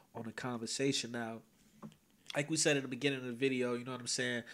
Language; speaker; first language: English; native; English